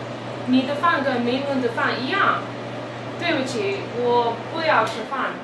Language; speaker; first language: Chinese; non-native, learner; English